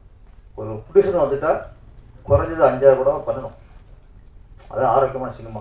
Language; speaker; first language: Tamil; native; Tamil